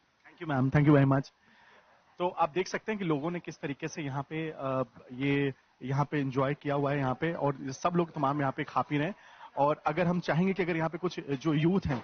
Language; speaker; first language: Hindi; native; Hindi